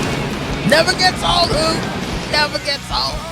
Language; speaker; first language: English; native; English